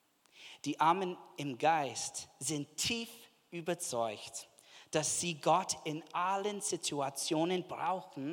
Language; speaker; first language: German; non-native, fluent; English